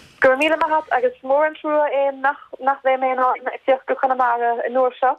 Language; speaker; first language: Irish; non-native, fluent; German